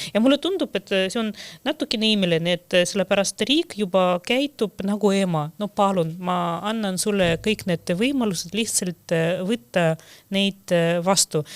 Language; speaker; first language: Estonian; non-native, local second language; Russian